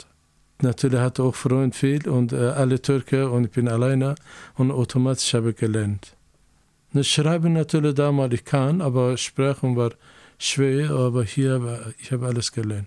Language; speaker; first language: German; non-native, learner; Azerbaijani